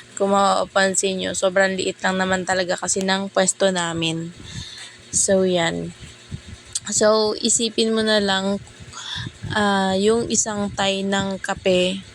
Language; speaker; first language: Filipino; native; Filipino